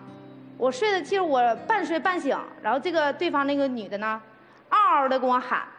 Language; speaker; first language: Chinese; native; Chinese